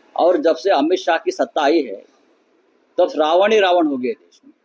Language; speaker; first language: Hindi; non-native, local second language; Marathi